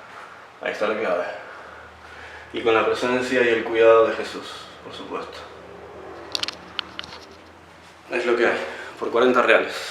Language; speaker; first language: Spanish; native; Spanish